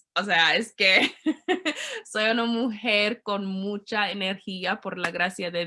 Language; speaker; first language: Spanish; non-native, learner; English